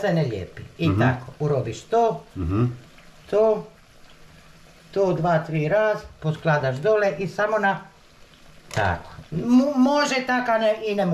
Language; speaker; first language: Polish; non-native, learner; Croatian